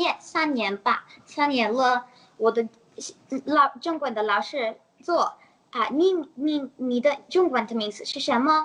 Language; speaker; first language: Chinese; non-native, learner; English